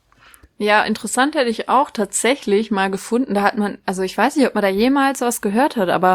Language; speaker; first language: German; native; German